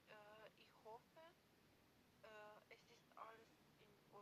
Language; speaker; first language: German; non-native, learner; Macedonian